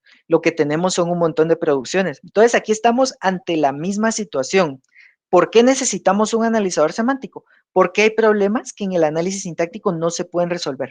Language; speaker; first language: Spanish; native; Spanish